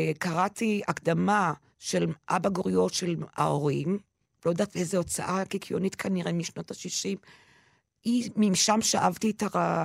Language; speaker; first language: Hebrew; non-native, local second language; French